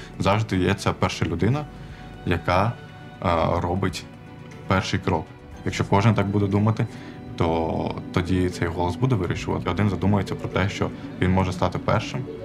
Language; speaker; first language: Ukrainian; non-native, local second language; Armenian